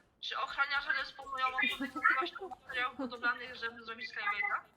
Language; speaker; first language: Polish; native; Polish